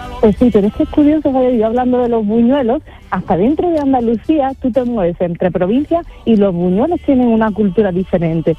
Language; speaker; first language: Spanish; native; Spanish